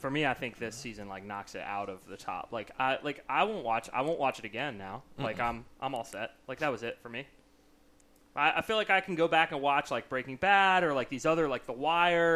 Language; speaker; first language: English; native; English